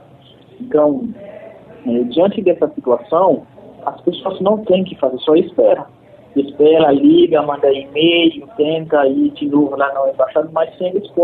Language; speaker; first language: Portuguese; non-native, fluent; Haitian Creole